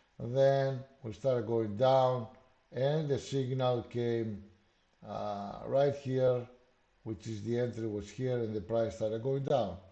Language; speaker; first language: English; non-native, fluent; Greek